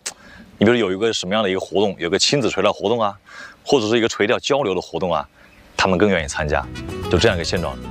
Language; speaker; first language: Chinese; native; Chinese